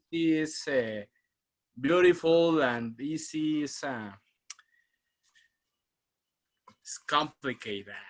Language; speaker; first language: English; non-native, learner; Spanish